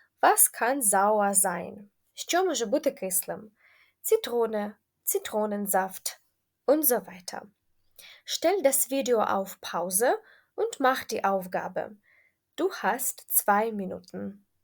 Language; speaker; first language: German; non-native, fluent; Ukrainian